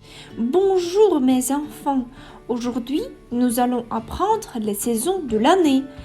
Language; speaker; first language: French; non-native, fluent; Russian